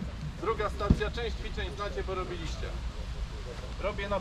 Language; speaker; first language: Polish; native; Polish